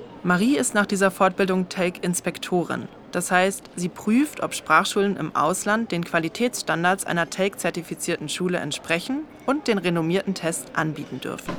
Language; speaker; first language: German; native; German